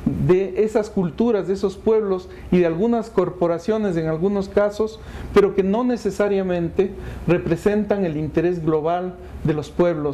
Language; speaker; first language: Spanish; native; Spanish